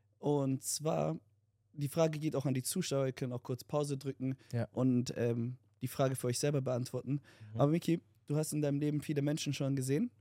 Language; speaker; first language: German; early bilingual, other home language; Amharic